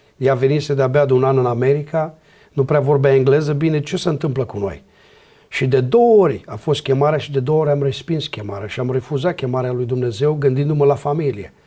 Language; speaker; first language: Romanian; native; Romanian